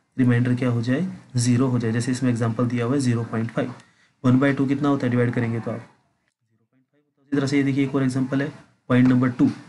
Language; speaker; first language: Hindi; native; Hindi